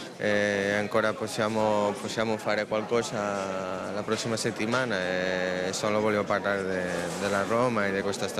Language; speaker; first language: Italian; non-native, fluent; Spanish